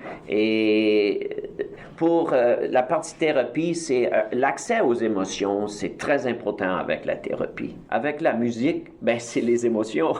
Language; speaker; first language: French; native; French